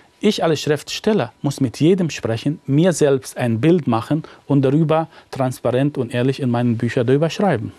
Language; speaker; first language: German; non-native, fluent; Arabic